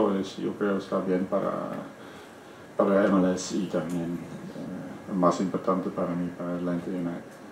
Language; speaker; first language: Spanish; non-native, fluent; Dutch